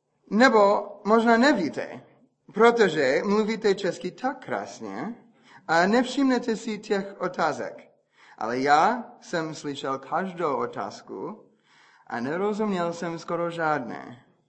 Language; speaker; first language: Czech; non-native, fluent; English